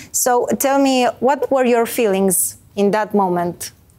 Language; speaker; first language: English; non-native, fluent; Romanian